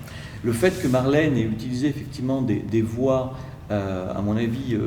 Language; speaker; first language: French; native; French